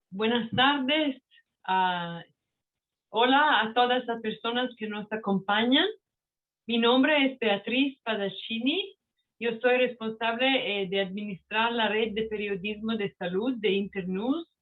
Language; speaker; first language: Spanish; non-native, fluent; Italian